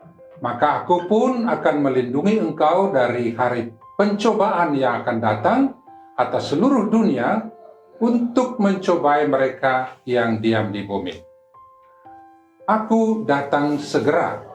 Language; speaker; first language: Malay; native; Malay